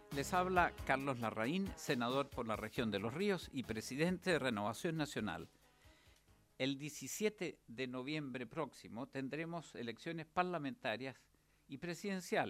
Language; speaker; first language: Spanish; native; Spanish